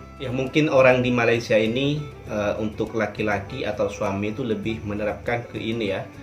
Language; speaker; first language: Indonesian; native; Indonesian